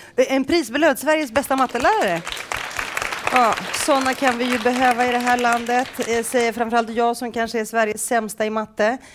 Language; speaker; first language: Swedish; early bilingual, other home language; Greek